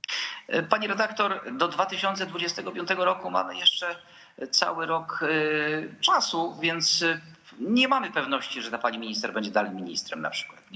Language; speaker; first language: Polish; native; Polish